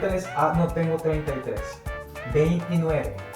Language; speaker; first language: Spanish; non-native, fluent; Korean